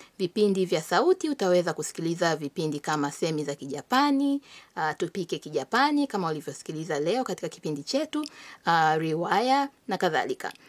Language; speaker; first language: Swahili; native; Swahili